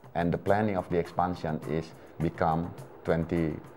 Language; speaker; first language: English; non-native, fluent; Indonesian